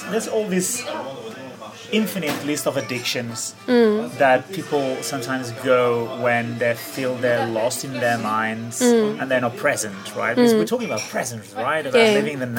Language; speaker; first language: English; non-native, fluent; Catalan